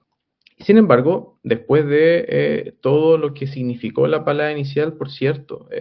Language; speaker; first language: Spanish; native; Spanish